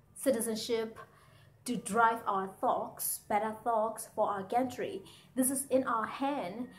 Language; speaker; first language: English; non-native, fluent; Burmese